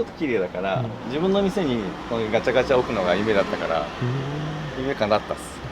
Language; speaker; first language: Japanese; native; Japanese